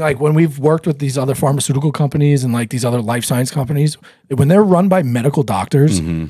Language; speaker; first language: English; native; English